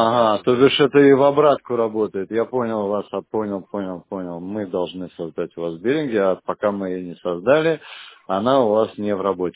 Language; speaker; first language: Russian; native; Russian